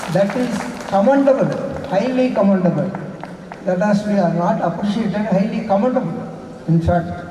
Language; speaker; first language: English; non-native, local second language; Tamil